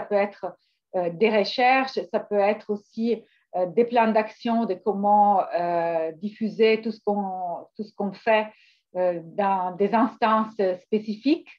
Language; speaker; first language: French; non-native, fluent; Italian